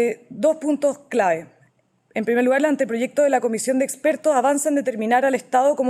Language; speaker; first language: Spanish; native; Spanish